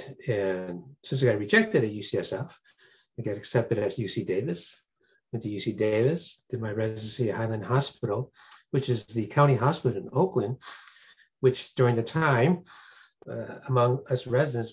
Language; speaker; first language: English; early bilingual, other home language; Cantonese